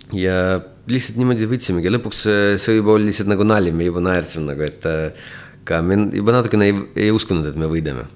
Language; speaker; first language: Estonian; non-native, local second language; Russian